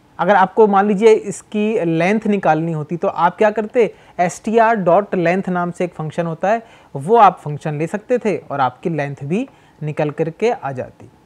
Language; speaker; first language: Hindi; native; Hindi